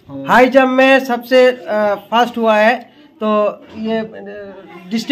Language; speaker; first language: Hindi; non-native, local second language; Bangla